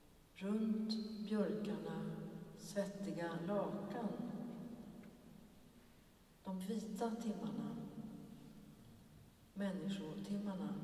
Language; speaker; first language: Swedish; native; Swedish